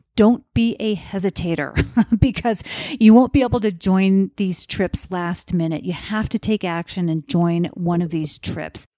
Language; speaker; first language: English; native; English